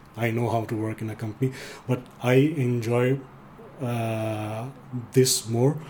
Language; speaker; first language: English; non-native, fluent; Danish